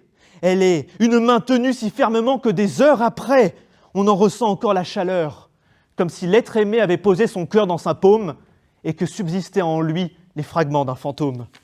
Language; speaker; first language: French; native; French